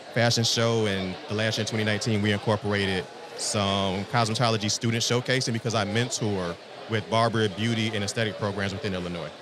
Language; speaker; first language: English; native; English